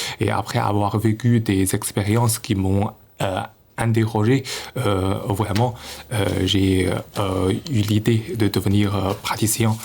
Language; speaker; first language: French; non-native, fluent; Chinese